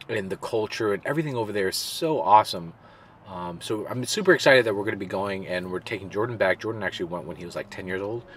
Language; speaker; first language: English; native; English